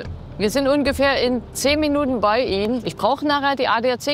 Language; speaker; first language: German; native; German